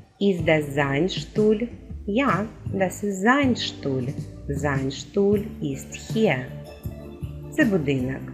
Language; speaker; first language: German; non-native, fluent; Ukrainian